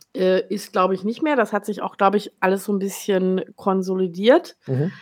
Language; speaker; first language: German; native; German